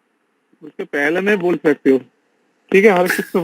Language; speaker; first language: Hindi; non-native, local second language; Bangla